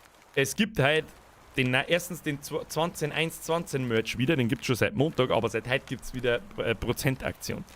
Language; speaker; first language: German; native; German